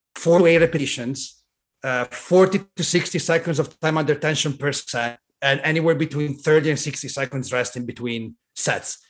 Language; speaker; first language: English; non-native, fluent; Italian